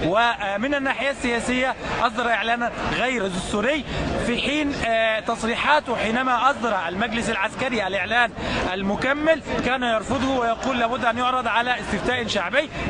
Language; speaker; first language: Arabic; native; Arabic